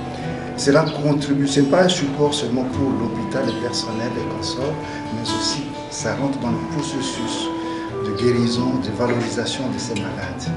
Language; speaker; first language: French; non-native, local second language; Swahili